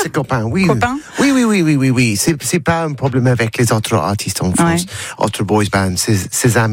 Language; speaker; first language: French; non-native, learner; English